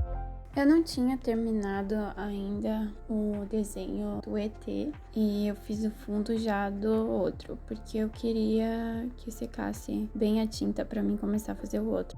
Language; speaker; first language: Portuguese; native; Portuguese